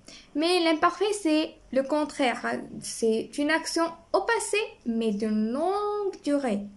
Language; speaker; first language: French; non-native, fluent; Arabic